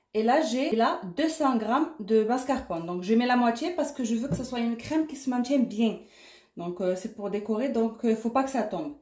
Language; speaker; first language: French; non-native, local second language; Arabic